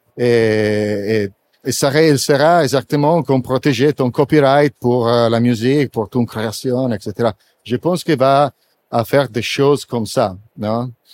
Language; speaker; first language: French; non-native, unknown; Italian